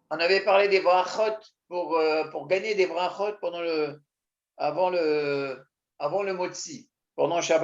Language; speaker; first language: French; native; French